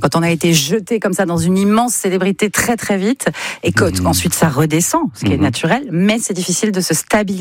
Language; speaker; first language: French; native; French